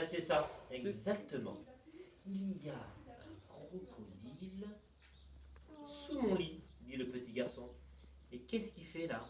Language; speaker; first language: French; native; French